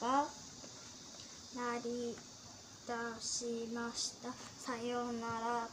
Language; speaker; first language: Japanese; early bilingual, heritage; Korean